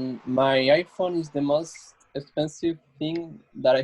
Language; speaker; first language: English; non-native, learner; Spanish